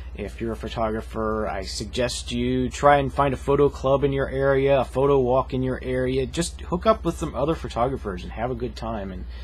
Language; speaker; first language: English; native; English